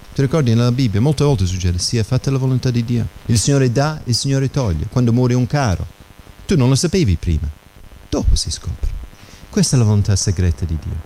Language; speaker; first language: Italian; non-native, fluent; English